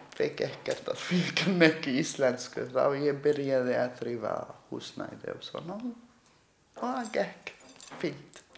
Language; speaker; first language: Icelandic; non-native, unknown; Arabic